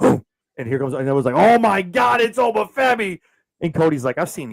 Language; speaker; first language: English; native; English